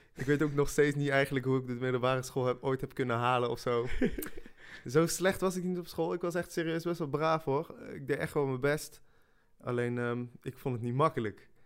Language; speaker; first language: Dutch; early bilingual, other home language; French